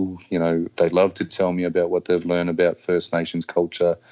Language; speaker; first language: English; native; English